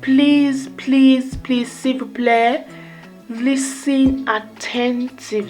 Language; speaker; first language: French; non-native, learner; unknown